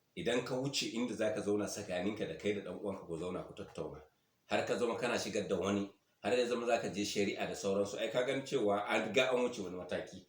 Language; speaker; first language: Hausa; non-native, local second language; Fula